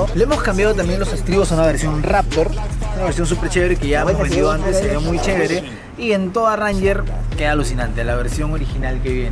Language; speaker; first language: Spanish; native; Spanish